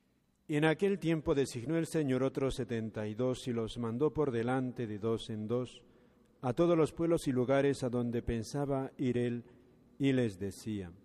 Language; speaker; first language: Spanish; native; Spanish